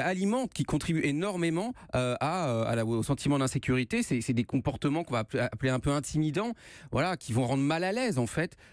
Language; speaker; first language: French; native; French